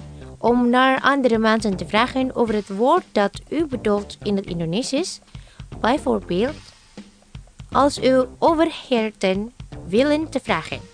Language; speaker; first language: Dutch; non-native, fluent; Indonesian